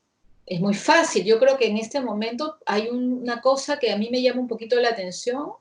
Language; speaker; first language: Spanish; native; Spanish